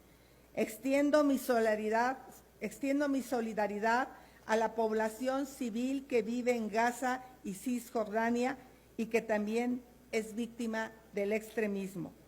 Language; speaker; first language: Spanish; native; Spanish